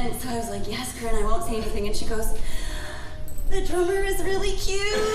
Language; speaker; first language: English; native; English